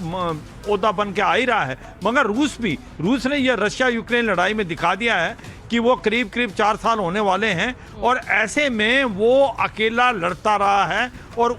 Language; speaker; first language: Hindi; native; Hindi